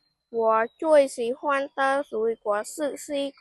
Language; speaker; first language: Chinese; non-native, learner; Khmer